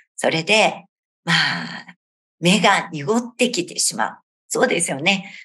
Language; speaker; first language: Japanese; native; Japanese